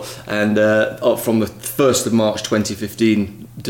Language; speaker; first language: English; native; English